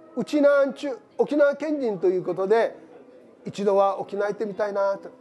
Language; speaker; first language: Japanese; native; Japanese